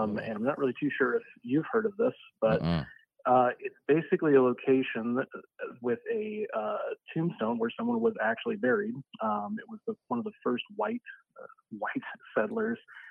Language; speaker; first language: English; native; English